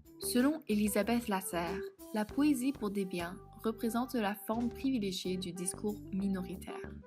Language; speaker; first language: French; native; French